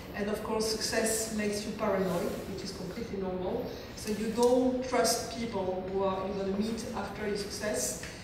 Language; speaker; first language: English; non-native, fluent; French